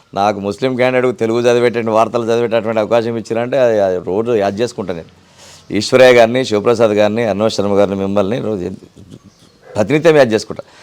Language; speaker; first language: Telugu; non-native, local second language; Urdu